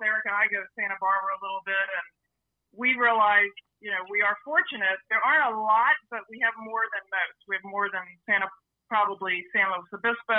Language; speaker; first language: English; native; English